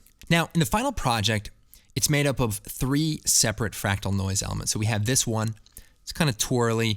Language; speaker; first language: English; native; English